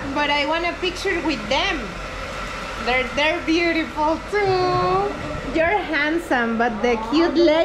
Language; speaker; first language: English; non-native, learner; Spanish